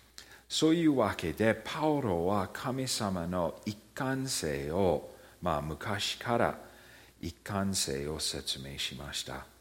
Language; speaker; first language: Japanese; early bilingual, heritage; Japanese